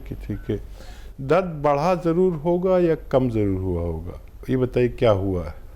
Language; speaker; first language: Hindi; native; Hindi